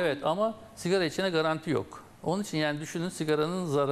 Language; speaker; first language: Turkish; native; Turkish